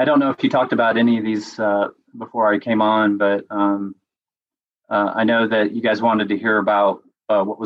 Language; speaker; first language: English; native; English